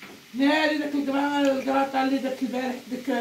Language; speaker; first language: Arabic; native; Arabic